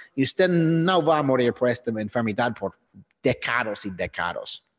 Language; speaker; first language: Spanish; non-native, fluent; English